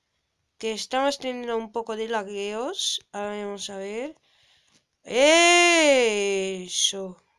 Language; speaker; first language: Spanish; native; Spanish